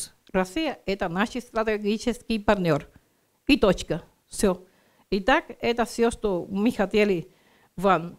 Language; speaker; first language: Russian; non-native, learner; Spanish